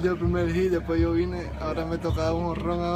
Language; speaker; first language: Spanish; non-native, local second language; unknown